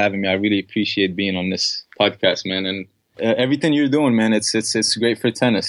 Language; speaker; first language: English; non-native, fluent; Arabic